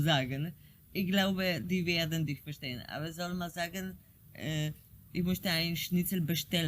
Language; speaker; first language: German; non-native, fluent; Polish